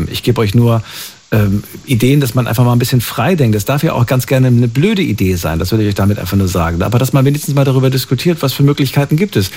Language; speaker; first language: German; native; German